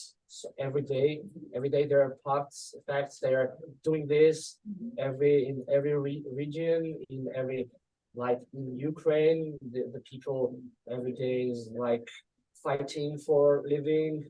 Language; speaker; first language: English; non-native, learner; Georgian